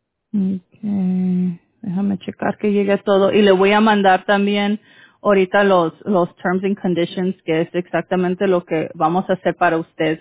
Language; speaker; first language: Spanish; early bilingual, heritage; Spanish